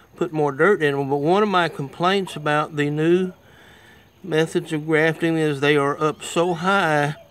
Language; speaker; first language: English; native; English